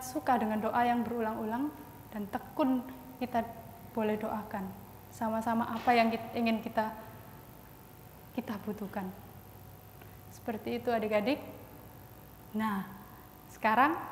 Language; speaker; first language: Indonesian; native; Indonesian